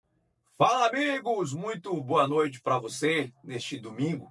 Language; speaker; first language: Portuguese; native; Portuguese